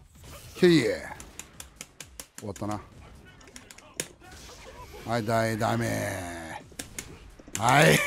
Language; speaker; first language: Japanese; native; Japanese